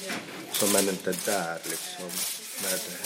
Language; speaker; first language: Swedish; non-native, local second language; Arabic